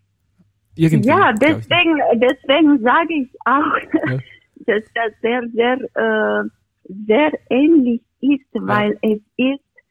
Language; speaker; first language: German; non-native, fluent; Romanian